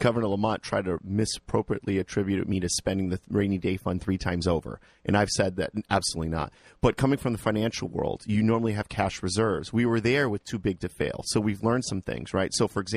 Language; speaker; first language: English; native; English